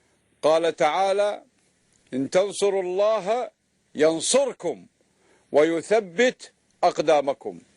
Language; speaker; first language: Arabic; native; Arabic